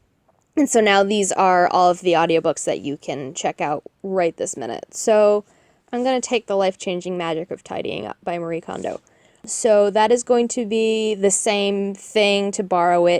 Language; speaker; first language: English; native; English